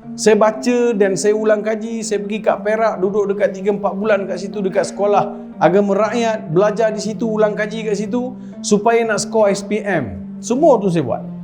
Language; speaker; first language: Malay; non-native, local second language; Tamil